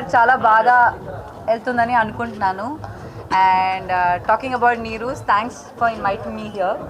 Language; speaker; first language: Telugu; non-native, local second language; Malayalam